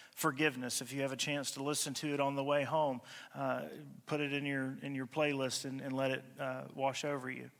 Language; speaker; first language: English; native; English